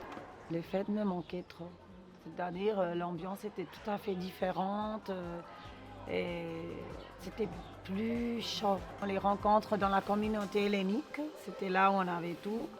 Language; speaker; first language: French; non-native, local second language; Greek